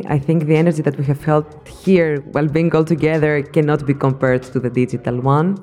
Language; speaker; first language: English; non-native, fluent; Greek